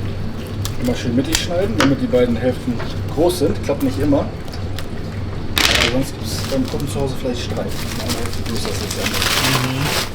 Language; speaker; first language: German; native; German